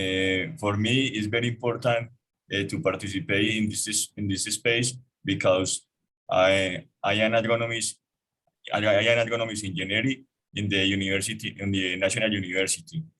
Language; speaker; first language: English; non-native, learner; Spanish